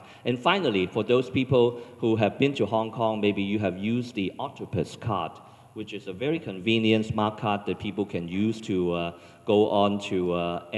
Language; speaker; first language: English; non-native, local second language; Cantonese